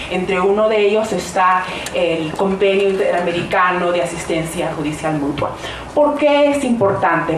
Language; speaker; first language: Spanish; early bilingual, heritage; Spanish